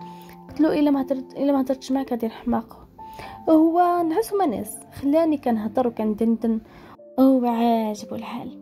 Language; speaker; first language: Arabic; native; Arabic